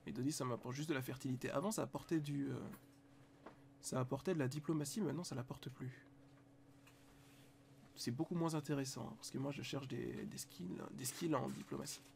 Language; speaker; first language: French; native; French